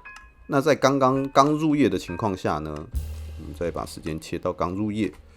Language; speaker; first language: Chinese; native; Chinese